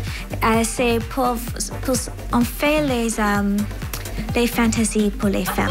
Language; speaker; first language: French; non-native, learner; English